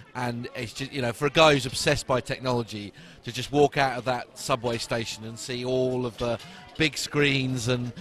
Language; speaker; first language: English; native; English